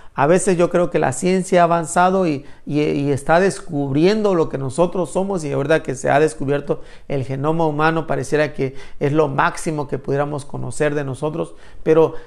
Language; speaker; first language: Spanish; native; Spanish